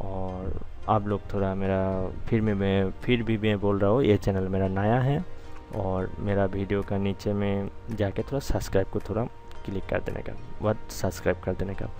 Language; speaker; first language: Hindi; non-native, local second language; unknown